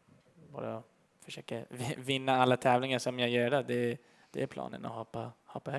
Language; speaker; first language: Swedish; early bilingual, heritage; English